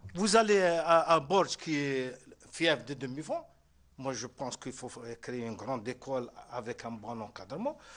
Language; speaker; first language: French; non-native, local second language; Arabic